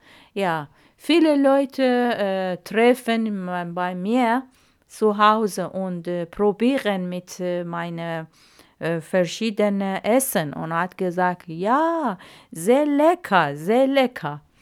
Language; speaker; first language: German; non-native, learner; Arabic